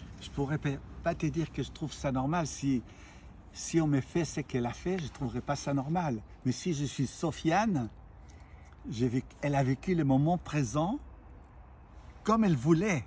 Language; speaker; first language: French; native; French